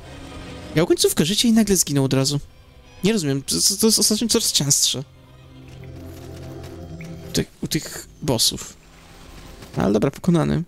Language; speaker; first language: Polish; native; Polish